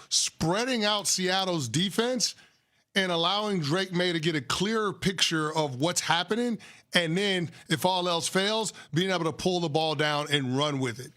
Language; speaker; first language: English; native; English